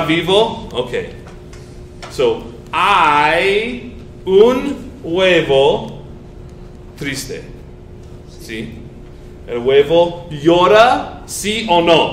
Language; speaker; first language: Spanish; non-native, fluent; English